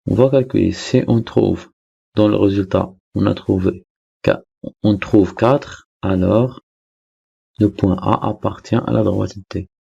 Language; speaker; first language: French; non-native, local second language; Arabic